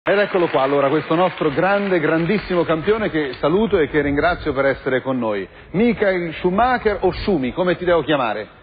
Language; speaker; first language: Italian; native; Italian